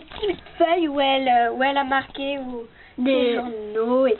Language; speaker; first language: French; native; French